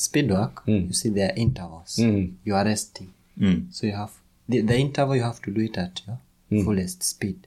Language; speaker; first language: English; non-native, local second language; Kikuyu